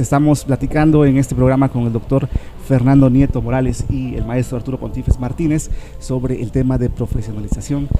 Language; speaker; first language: Spanish; native; Spanish